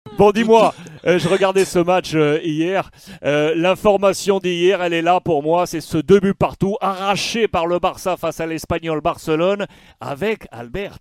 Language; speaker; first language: French; native; French